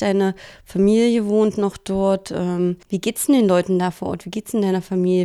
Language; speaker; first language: German; native; German